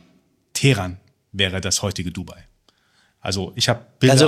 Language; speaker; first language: German; early bilingual, other home language; Persian